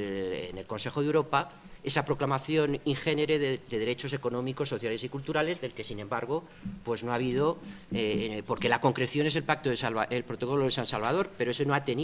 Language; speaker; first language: Spanish; native; Spanish